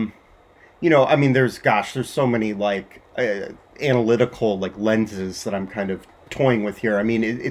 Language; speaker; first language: English; native; English